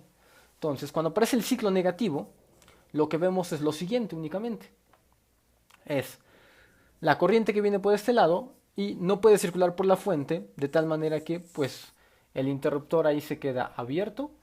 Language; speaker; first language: Spanish; native; Spanish